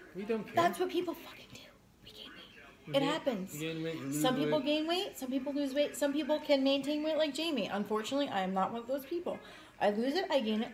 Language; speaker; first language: English; native; English